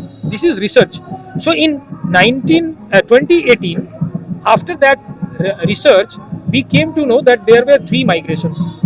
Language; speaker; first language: English; non-native, local second language; Hindi